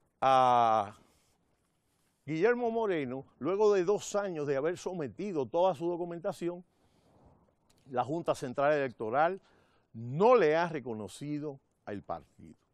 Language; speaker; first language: Spanish; native; Spanish